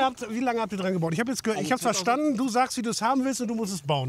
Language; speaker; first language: German; native; German